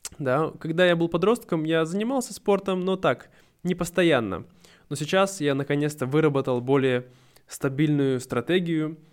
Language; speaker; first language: Russian; native; Russian